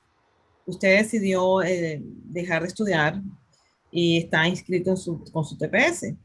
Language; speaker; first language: Spanish; native; Spanish